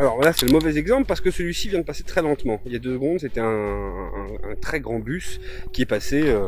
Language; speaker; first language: French; native; French